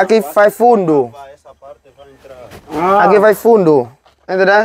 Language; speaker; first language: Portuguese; non-native, learner; Vietnamese